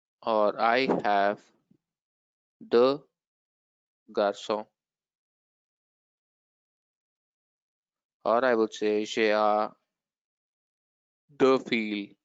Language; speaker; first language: French; non-native, learner; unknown